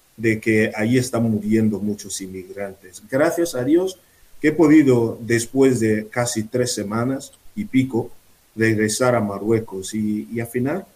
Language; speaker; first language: Spanish; non-native, fluent; Igbo